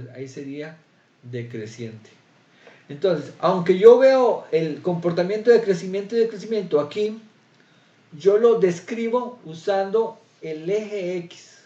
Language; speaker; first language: Spanish; native; Spanish